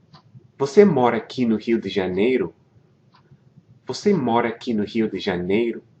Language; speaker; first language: Portuguese; non-native, fluent; English